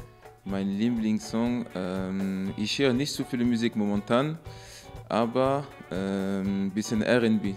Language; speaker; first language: German; non-native, learner; French